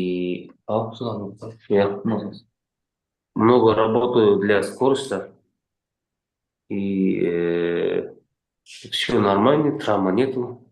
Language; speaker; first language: Russian; non-native, local second language; Kazakh